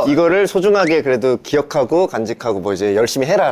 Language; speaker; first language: Korean; native; Korean